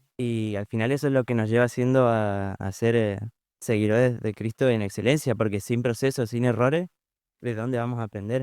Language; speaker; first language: Spanish; native; Spanish